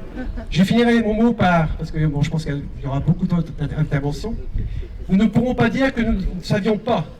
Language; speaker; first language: French; native; French